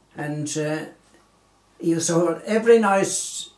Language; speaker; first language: English; native; English